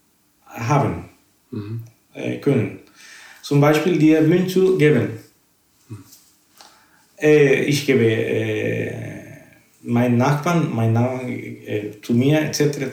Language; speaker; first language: German; non-native, fluent; Spanish